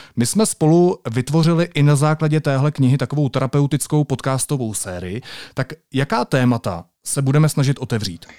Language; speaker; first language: Czech; native; Czech